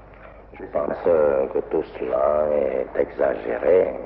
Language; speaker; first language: French; non-native, local second language; Vietnamese